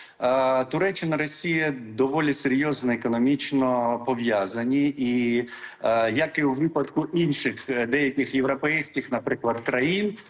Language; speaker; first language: Ukrainian; non-native, local second language; Crimean Tatar